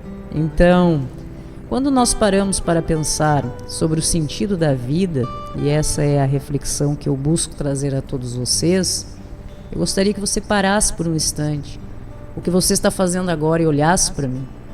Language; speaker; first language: Portuguese; native; Portuguese